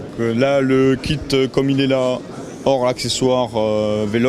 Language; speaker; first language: French; native; French